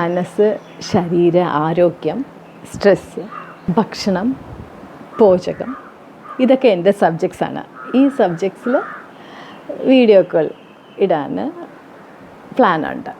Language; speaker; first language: Malayalam; early bilingual, heritage; Tamil